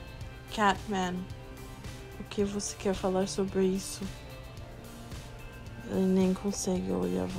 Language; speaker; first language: Portuguese; non-native, learner; English